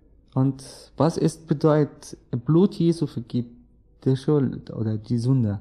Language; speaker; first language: German; non-native, learner; Arabic